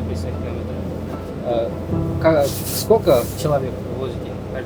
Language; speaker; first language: Russian; non-native, local second language; Kazakh